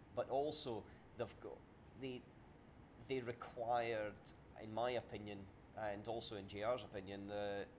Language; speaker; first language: English; native; English